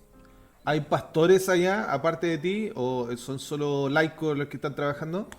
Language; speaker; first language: Spanish; native; Spanish